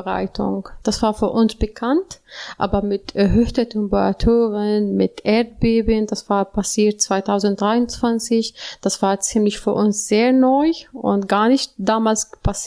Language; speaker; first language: German; non-native, learner; Arabic